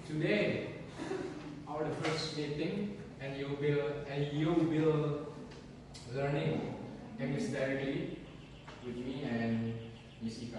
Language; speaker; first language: English; non-native, learner; Indonesian